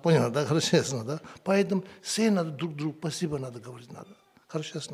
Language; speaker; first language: Russian; non-native, learner; Tibetan